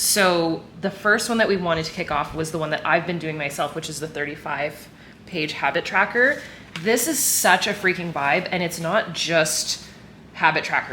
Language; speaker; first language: English; native; English